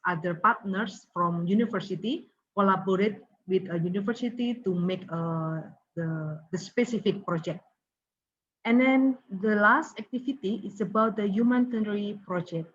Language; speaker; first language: English; non-native, learner; Indonesian